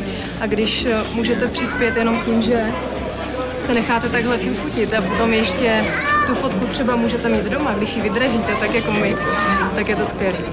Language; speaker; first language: Czech; native; Czech